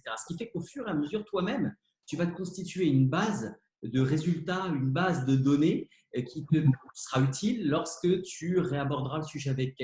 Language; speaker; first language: French; native; French